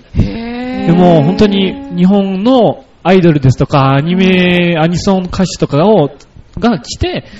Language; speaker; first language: Japanese; early bilingual, other home language; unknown